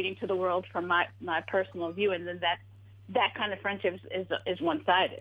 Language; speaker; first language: English; native; English